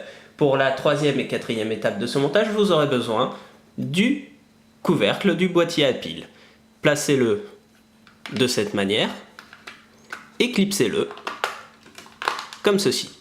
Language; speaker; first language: French; native; French